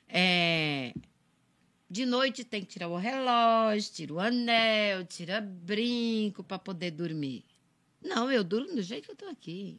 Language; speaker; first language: Portuguese; native; Portuguese